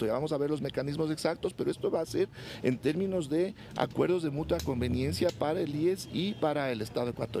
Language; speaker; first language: Spanish; native; Spanish